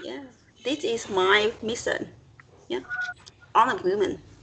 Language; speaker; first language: English; non-native, learner; Vietnamese